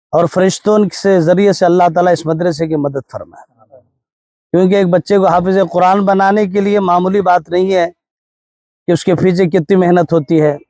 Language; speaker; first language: Urdu; native; Urdu